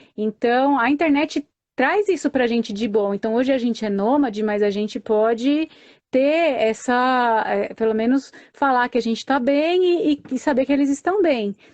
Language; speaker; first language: Portuguese; native; Portuguese